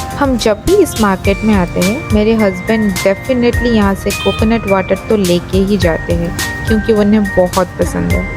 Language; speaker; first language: Hindi; non-native, local second language; Bangla